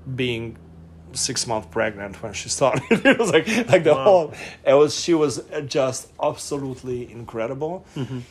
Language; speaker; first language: English; non-native, fluent; Hungarian